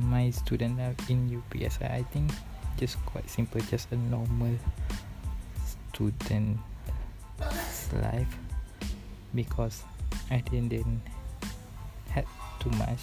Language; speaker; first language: English; non-native, learner; Malay